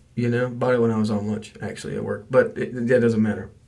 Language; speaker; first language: English; native; English